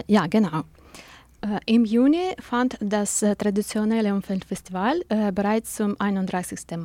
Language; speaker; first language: German; non-native, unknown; Ukrainian